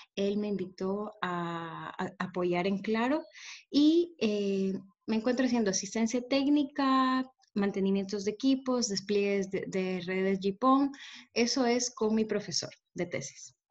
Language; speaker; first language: Spanish; native; Spanish